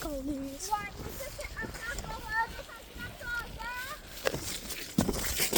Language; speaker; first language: French; native; French